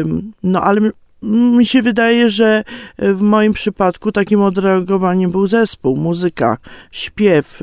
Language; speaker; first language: Polish; native; Polish